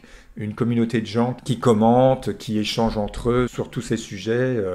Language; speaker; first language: French; native; French